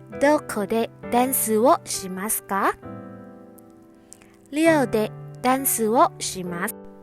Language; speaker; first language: Japanese; non-native, fluent; Thai